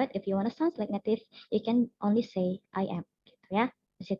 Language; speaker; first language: English; non-native, learner; Indonesian